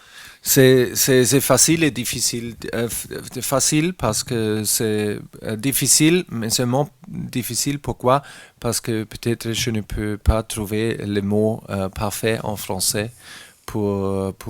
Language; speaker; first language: French; non-native, learner; German